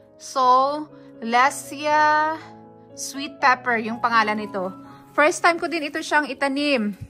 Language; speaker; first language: Filipino; non-native, local second language; Hiligaynon